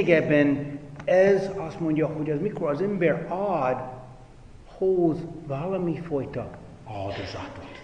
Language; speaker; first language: Hungarian; non-native, fluent; English